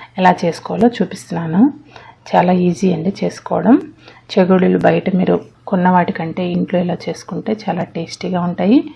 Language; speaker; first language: Telugu; native; Telugu